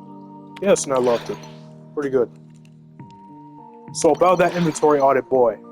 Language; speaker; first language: English; native; English